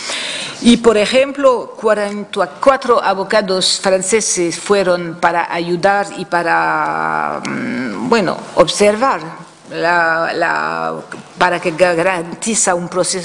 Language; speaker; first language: Spanish; non-native, fluent; French